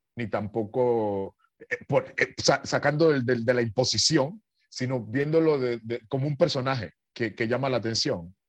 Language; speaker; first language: Spanish; native; Spanish